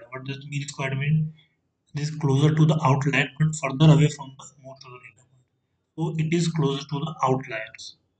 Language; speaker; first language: English; non-native, fluent; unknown